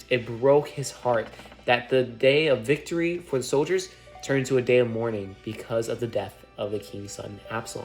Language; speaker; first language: English; native; English